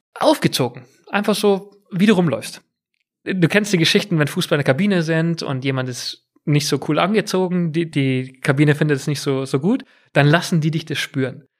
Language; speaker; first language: German; native; German